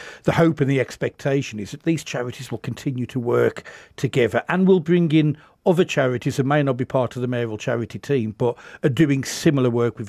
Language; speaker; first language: English; native; English